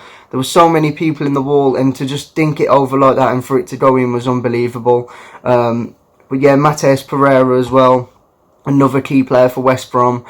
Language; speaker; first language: English; native; English